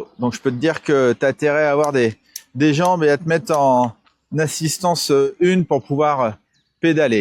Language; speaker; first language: French; native; French